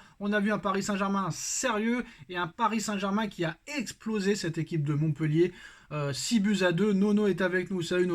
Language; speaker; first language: French; native; French